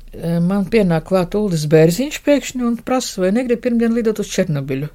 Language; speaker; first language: Latvian; non-native, local second language; Russian